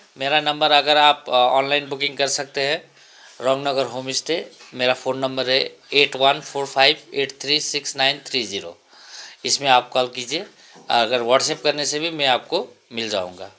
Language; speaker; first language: Hindi; non-native, local second language; Nepali